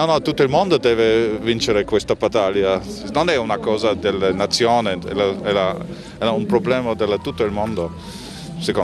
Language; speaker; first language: Italian; non-native, fluent; German